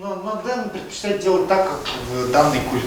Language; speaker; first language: Russian; native; Russian